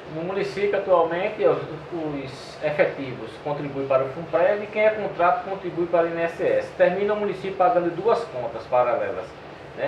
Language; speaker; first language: Portuguese; native; Portuguese